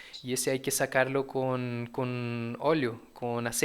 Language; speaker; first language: Spanish; early bilingual, heritage; Portuguese